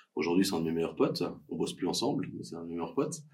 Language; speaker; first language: French; native; French